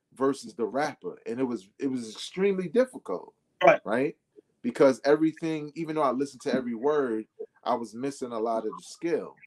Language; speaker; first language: English; native; English